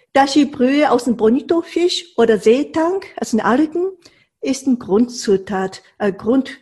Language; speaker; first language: German; non-native, fluent; Japanese